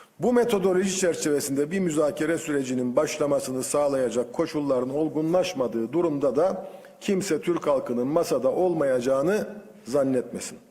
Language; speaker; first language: Turkish; native; Turkish